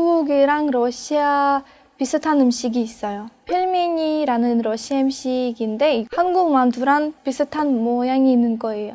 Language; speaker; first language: Korean; non-native, fluent; Russian